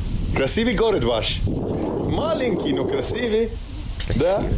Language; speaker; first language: Russian; non-native, learner; English